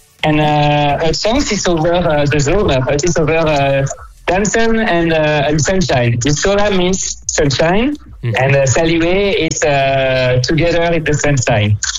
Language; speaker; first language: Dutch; non-native, local second language; French